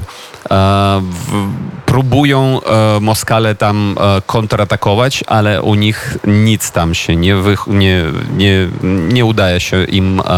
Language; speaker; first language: Polish; non-native, fluent; Ukrainian